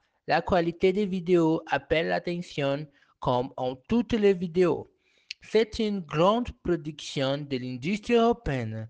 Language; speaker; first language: French; non-native, learner; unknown